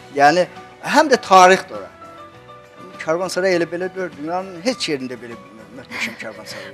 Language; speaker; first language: Azerbaijani; native; Azerbaijani